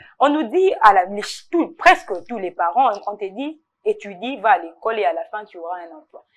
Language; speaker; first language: French; non-native, local second language; Lingala